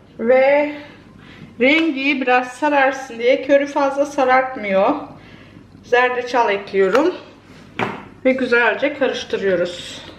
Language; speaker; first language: Turkish; early bilingual, heritage; Turkish